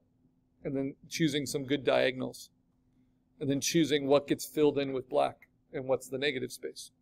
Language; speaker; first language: English; native; English